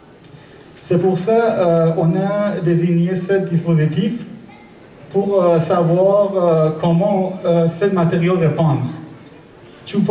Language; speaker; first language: French; non-native, learner; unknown